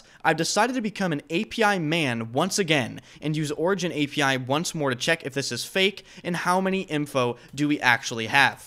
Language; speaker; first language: English; native; English